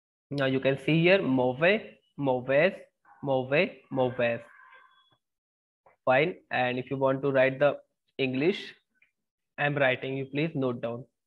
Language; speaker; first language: English; non-native, local second language; Hindi